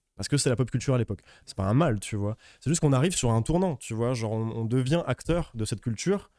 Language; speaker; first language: French; native; French